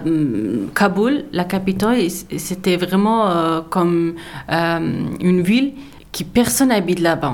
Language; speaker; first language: French; non-native, learner; Persian